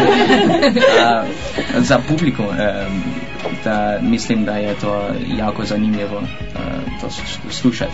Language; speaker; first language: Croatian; non-native, learner; Dutch